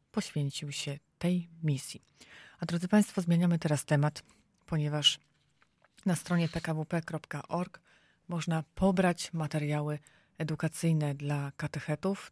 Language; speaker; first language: Polish; native; Polish